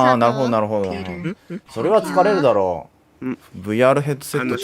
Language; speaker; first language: Japanese; native; Japanese